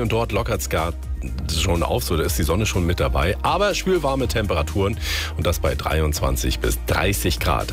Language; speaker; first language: German; native; German